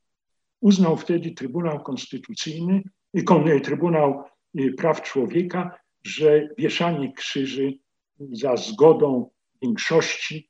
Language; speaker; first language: Polish; native; Polish